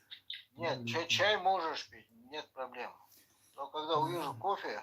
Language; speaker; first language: Russian; non-native, local second language; Chechen